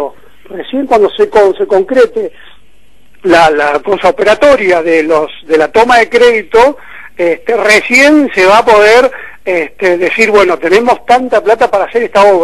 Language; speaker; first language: Spanish; native; Spanish